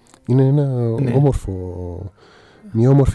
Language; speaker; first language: Greek; native; Greek